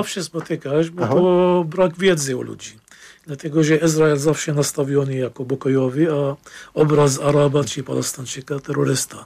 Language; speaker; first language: Polish; non-native, fluent; Arabic